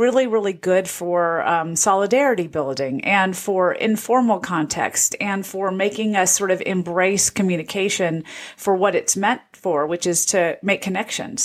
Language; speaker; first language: English; native; English